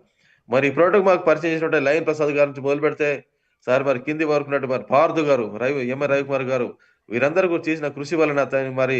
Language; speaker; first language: Telugu; native; Telugu